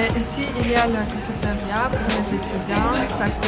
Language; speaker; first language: French; non-native, learner; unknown